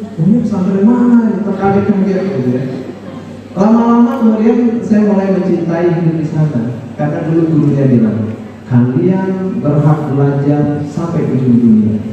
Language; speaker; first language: Indonesian; non-native, local second language; Minangkabau